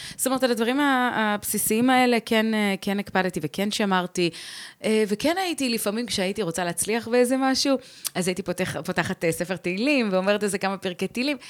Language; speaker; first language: Hebrew; early bilingual, heritage; Hebrew